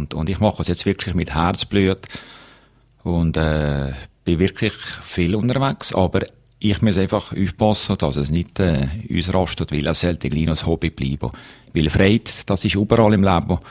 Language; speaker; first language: German; native; German